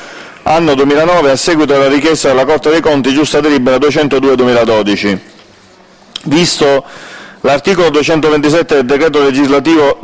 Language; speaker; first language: Italian; native; Italian